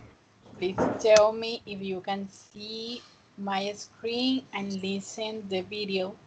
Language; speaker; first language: English; non-native, fluent; Spanish